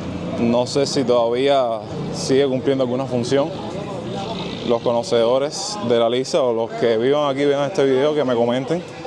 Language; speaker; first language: Spanish; native; Spanish